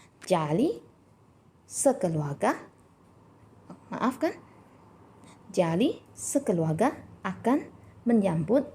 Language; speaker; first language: Indonesian; non-native, local second language; Chinese